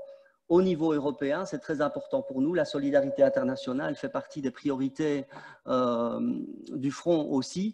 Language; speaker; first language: French; native; French